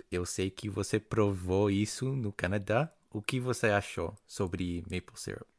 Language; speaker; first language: Portuguese; non-native, fluent; English